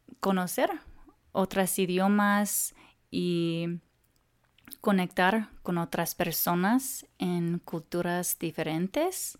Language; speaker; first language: Spanish; non-native, learner; English